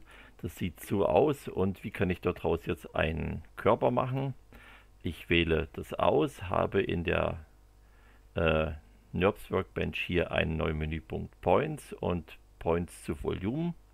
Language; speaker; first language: German; native; German